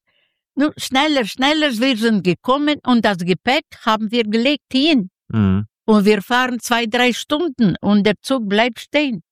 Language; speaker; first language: German; non-native, learner; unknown